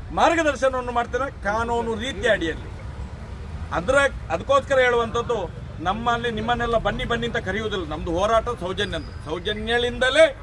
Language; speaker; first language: Kannada; non-native, local second language; Tulu